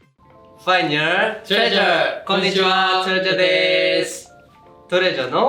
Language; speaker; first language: Japanese; non-native, learner; Korean